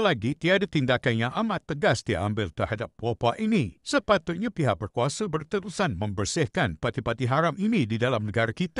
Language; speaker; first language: Malay; native; Malay